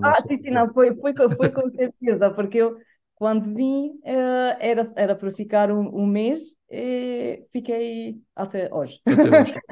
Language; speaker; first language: Portuguese; non-native, fluent; Italian